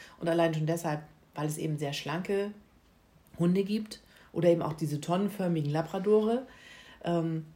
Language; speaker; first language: German; native; German